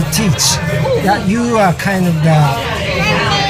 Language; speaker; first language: English; non-native, learner; Japanese